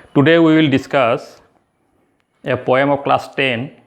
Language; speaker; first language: English; non-native, local second language; Assamese